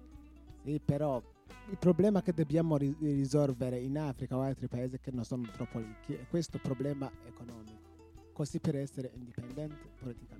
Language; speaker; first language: Italian; non-native, local second language; Rundi